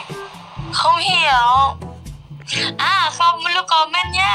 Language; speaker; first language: Vietnamese; non-native, learner; Indonesian